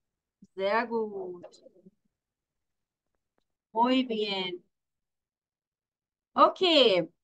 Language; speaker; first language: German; non-native, fluent; Spanish